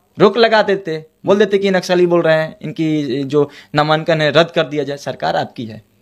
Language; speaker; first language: Hindi; native; Hindi